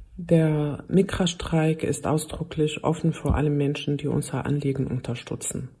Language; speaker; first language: German; non-native, fluent; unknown